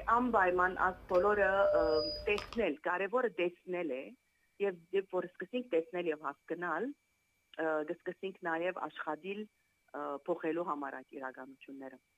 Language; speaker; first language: Armenian; native; Armenian